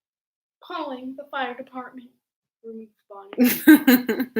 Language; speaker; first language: English; native; English